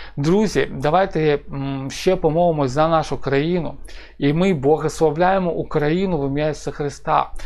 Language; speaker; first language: Ukrainian; non-native, local second language; Russian